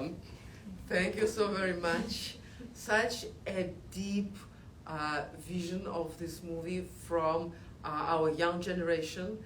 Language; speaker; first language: English; non-native, learner; Russian